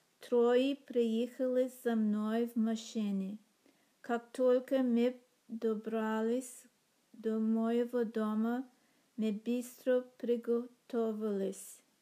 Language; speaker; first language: Russian; non-native, learner; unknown